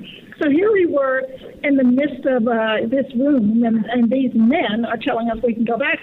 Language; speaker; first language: English; native; English